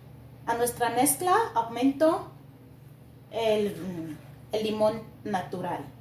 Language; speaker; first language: Spanish; non-native, learner; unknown